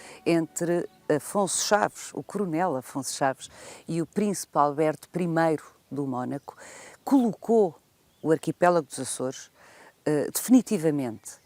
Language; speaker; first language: Portuguese; native; Portuguese